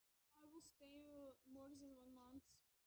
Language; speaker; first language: English; non-native, learner; Russian